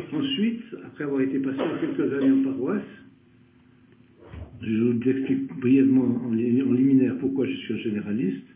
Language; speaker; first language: French; native; French